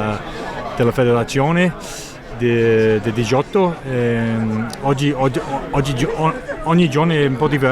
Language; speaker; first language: Italian; non-native, learner; English